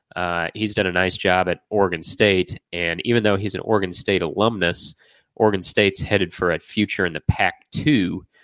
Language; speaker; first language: English; native; English